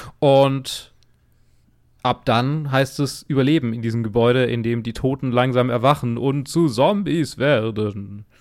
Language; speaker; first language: German; native; German